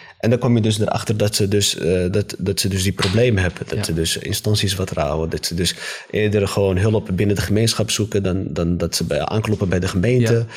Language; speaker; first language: Dutch; native; Dutch